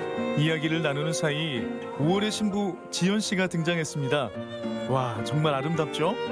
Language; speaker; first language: Korean; native; Korean